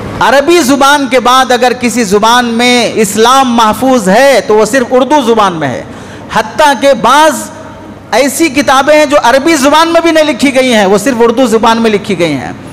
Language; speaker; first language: Urdu; native; Urdu